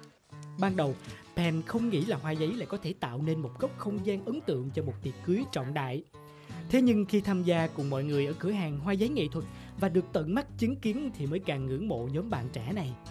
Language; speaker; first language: Vietnamese; native; Vietnamese